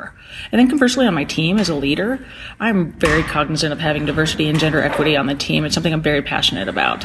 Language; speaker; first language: English; native; English